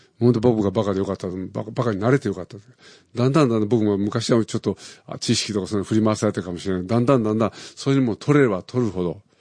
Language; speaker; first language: Japanese; native; Japanese